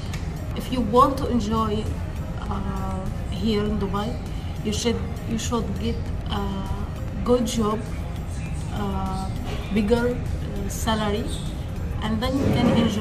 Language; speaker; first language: English; non-native, learner; Arabic